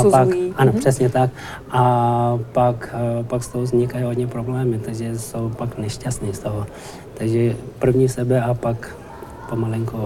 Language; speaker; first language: Czech; non-native, learner; Tibetan